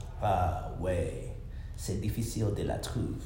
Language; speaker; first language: French; non-native, learner; English